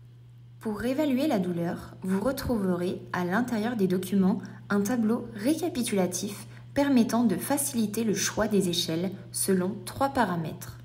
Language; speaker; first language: French; native; French